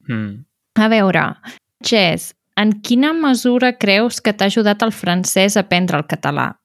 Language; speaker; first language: Catalan; native; Catalan